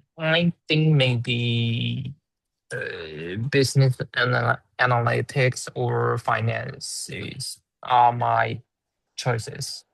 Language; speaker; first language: English; non-native, learner; Chinese